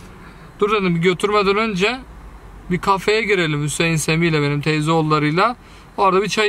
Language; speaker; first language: Turkish; native; Turkish